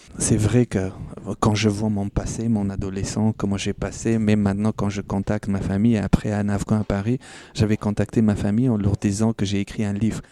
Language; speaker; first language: French; non-native, fluent; Persian